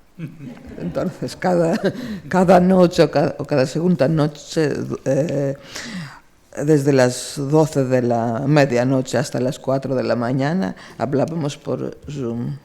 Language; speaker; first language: Spanish; non-native, fluent; Greek